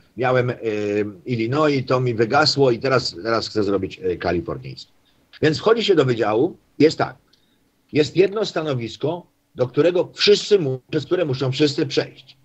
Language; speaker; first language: Polish; native; Polish